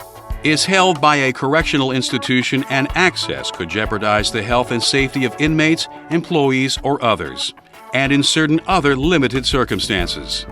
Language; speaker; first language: English; native; English